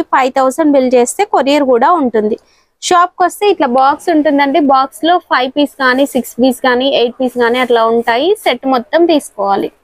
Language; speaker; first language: Telugu; native; Telugu